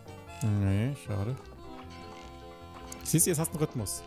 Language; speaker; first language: German; native; German